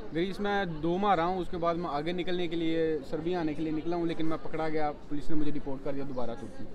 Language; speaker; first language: Urdu; non-native, local second language; Punjabi